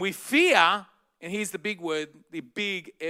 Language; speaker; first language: English; native; English